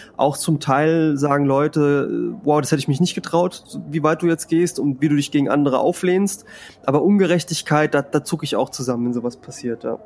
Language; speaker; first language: German; early bilingual, other home language; Spanish